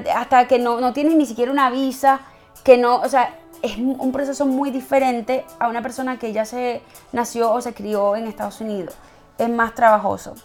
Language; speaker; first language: Spanish; native; Spanish